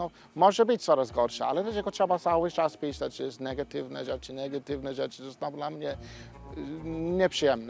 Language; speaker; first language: Polish; non-native, fluent; English